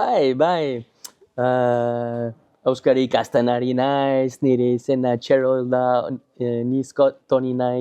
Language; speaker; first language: Basque; non-native, learner; English